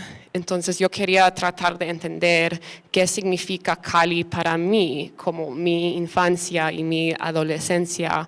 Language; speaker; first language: Spanish; early bilingual, other home language; English